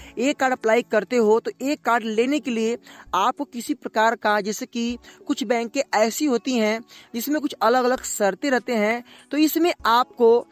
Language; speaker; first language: Hindi; native; Hindi